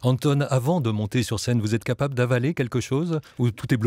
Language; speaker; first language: French; native; French